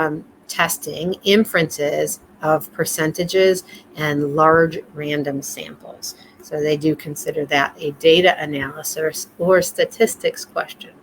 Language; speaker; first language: English; native; English